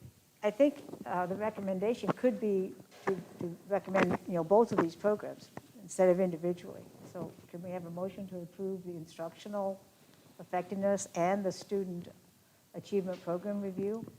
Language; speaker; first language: English; native; English